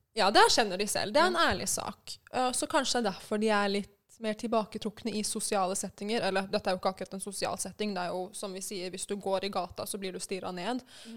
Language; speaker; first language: Norwegian; early bilingual, other home language; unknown